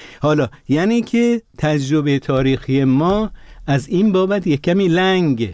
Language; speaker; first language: Persian; non-native, local second language; Azerbaijani